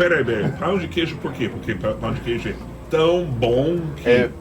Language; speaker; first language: Portuguese; non-native, fluent; English